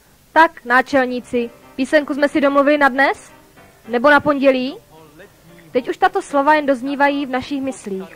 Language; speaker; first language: Czech; native; Czech